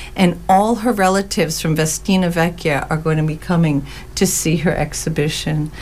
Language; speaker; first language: English; native; English